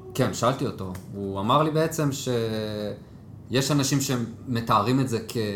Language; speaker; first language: Hebrew; native; Hebrew